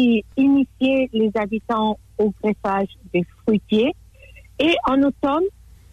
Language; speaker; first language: French; non-native, fluent; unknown